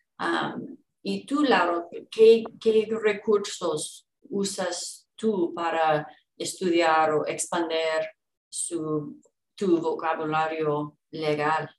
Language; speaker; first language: Spanish; non-native, fluent; English